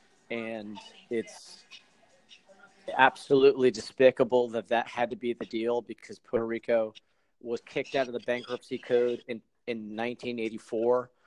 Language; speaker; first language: English; native; English